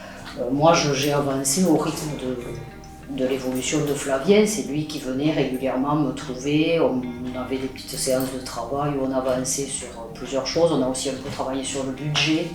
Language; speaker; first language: French; native; French